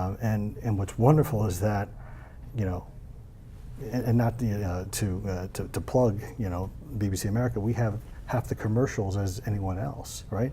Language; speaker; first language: English; native; English